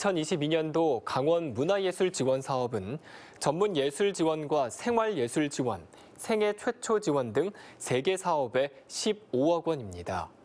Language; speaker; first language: Korean; native; Korean